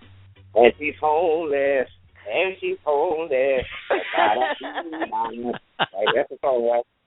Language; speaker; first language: English; native; English